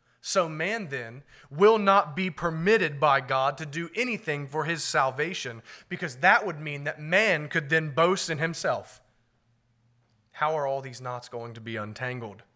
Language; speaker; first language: English; native; English